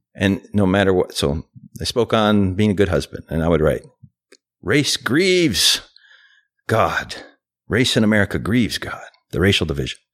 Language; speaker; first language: English; native; English